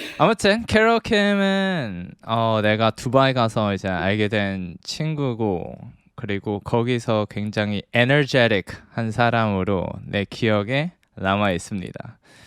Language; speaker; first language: Korean; native; Korean